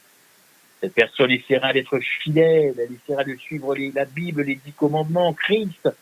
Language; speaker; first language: French; native; French